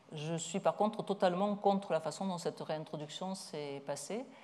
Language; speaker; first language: French; native; French